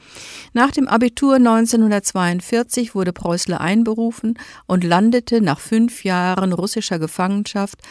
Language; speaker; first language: German; native; German